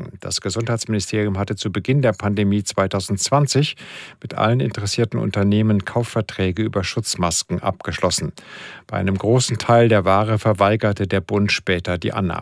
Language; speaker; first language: German; native; German